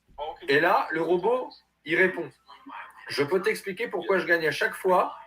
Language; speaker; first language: French; native; French